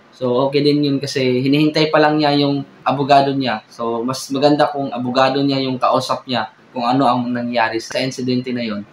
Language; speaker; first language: Filipino; non-native, local second language; Cebuano